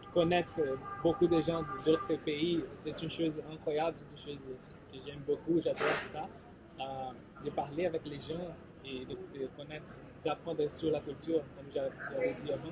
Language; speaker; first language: French; non-native, fluent; Portuguese